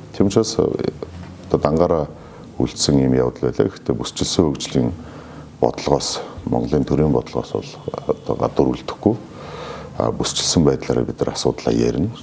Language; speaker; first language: Mongolian; non-native, local second language; Kazakh